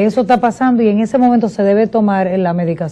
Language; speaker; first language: Spanish; native; Spanish